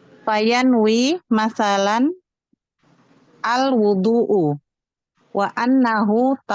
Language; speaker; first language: Arabic; non-native, learner; Indonesian